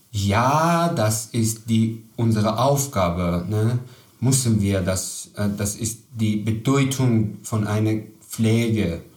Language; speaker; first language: German; non-native, learner; Persian